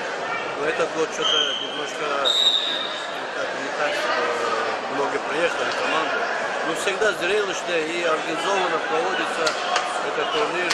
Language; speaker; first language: Russian; non-native, local second language; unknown